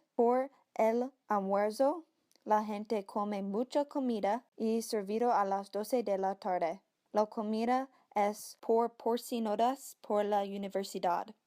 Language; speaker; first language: Spanish; non-native, learner; English